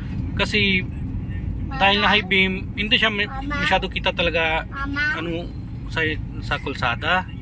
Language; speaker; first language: Filipino; non-native, learner; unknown